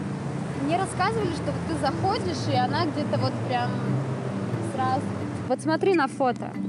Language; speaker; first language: Russian; native; Russian